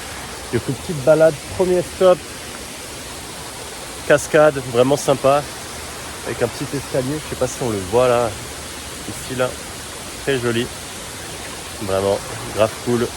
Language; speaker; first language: French; native; French